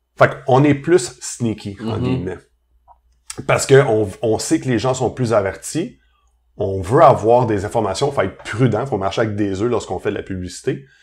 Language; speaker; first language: French; native; French